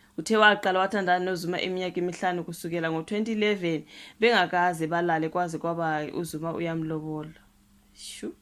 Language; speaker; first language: Zulu; non-native, local second language; Xhosa